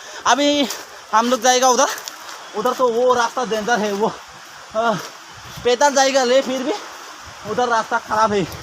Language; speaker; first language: Hindi; non-native, local second language; Bodo